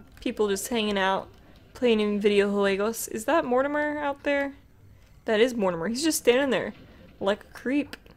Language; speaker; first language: English; native; English